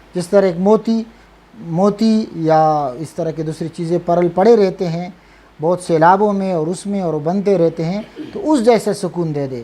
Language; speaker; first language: Urdu; non-native, local second language; Pashto